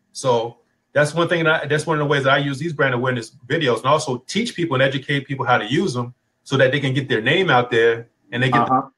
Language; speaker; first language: English; native; English